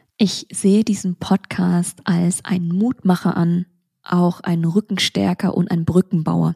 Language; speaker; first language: German; early bilingual, other home language; Vietnamese